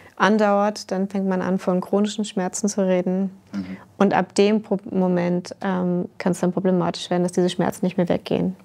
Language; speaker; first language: German; native; German